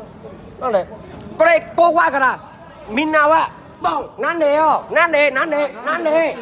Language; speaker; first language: Japanese; non-native, learner; Vietnamese